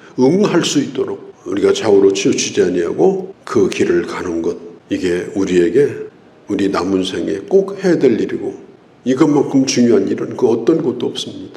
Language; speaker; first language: Korean; native; Korean